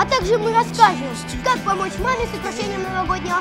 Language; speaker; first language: Russian; native; Russian